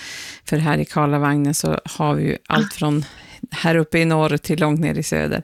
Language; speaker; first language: Swedish; native; Swedish